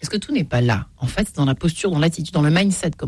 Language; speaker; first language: French; native; French